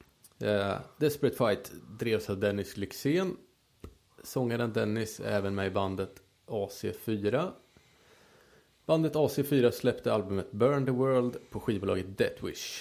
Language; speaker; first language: Swedish; native; Swedish